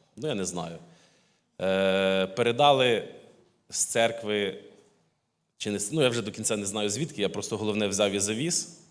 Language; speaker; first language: Ukrainian; native; Ukrainian